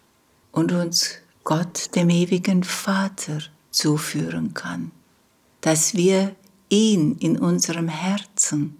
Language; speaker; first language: German; native; German